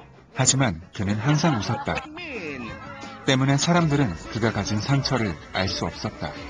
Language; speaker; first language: Korean; native; Korean